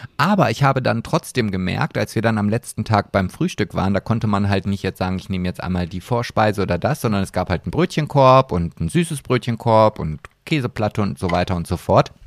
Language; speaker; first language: German; native; German